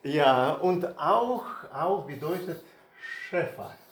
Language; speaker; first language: German; non-native, learner; Russian